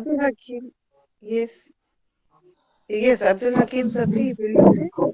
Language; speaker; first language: English; non-native, fluent; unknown